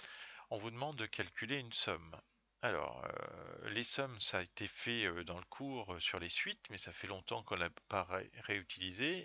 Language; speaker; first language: French; native; French